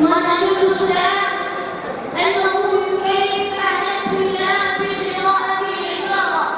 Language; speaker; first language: Arabic; non-native, learner; Urdu